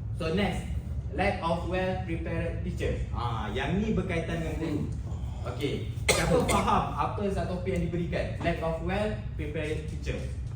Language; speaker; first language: Malay; native; Malay